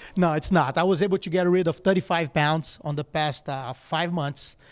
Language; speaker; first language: English; non-native, fluent; Portuguese